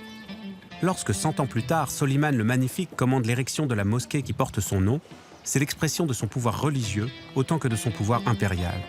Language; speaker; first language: French; native; French